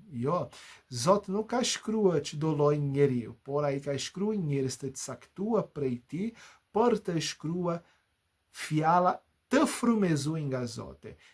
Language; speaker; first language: Albanian; non-native, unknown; Portuguese